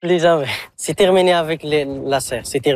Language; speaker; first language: French; non-native, local second language; Arabic